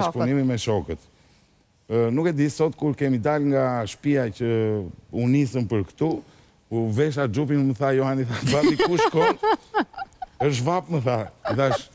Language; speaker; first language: Albanian; native; Albanian